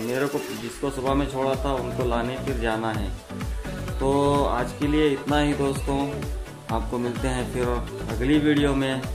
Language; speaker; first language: Urdu; native; Urdu